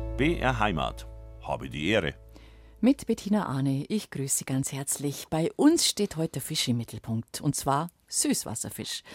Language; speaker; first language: German; native; German